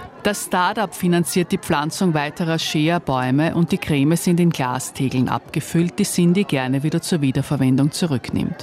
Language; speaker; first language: German; native; German